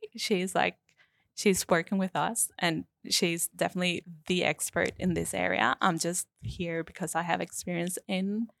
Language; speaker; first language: English; non-native, fluent; Spanish